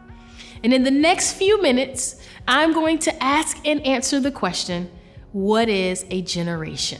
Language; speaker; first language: English; native; English